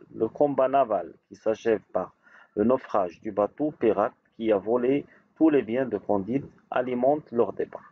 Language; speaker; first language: French; non-native, local second language; Arabic